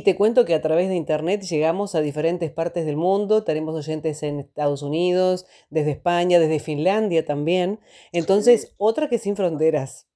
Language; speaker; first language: Spanish; native; Spanish